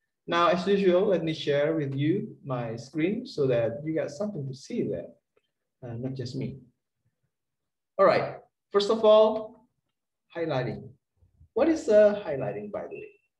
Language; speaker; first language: English; non-native, fluent; Indonesian